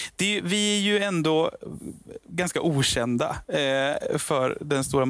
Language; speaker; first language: Swedish; native; Swedish